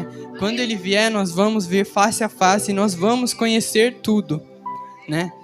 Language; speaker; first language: Portuguese; native; Portuguese